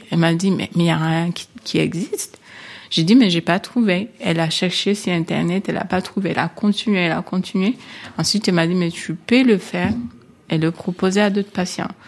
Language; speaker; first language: French; non-native, local second language; Kinyarwanda